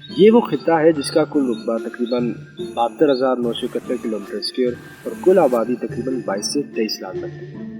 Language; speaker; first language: Urdu; non-native, local second language; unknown